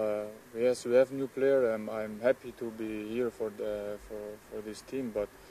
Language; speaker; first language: English; non-native, learner; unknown